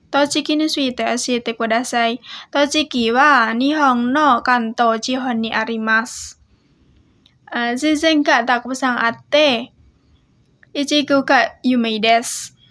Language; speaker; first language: Japanese; non-native, learner; Indonesian